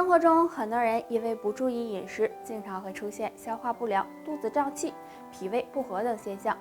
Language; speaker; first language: Chinese; native; Chinese